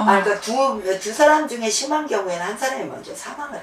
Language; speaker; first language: Korean; native; Korean